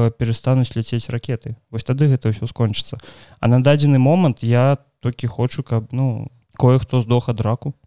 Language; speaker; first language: Belarusian; non-native, local second language; Russian